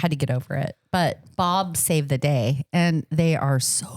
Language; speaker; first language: English; native; English